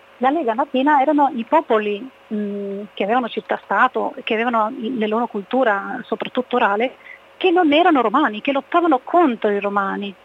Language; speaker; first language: Italian; early bilingual, other home language; Spanish